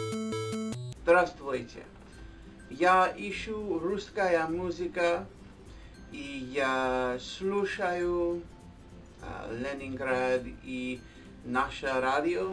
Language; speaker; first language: Russian; non-native, learner; English